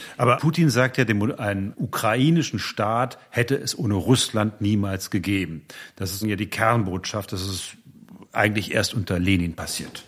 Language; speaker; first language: German; native; German